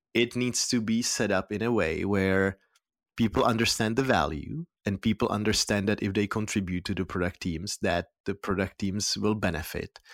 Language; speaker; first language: English; non-native, fluent; Czech